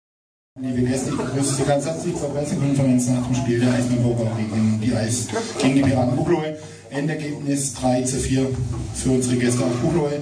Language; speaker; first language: German; native; German